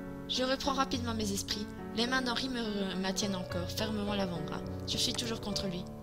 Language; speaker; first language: French; native; French